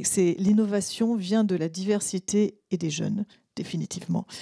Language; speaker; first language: French; native; French